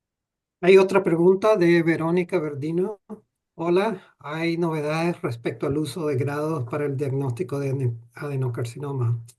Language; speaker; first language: Spanish; non-native, fluent; English